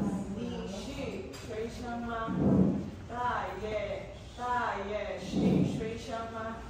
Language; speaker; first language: Chinese; non-native, learner; Filipino